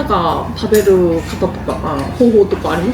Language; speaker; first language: Japanese; non-native, fluent; Korean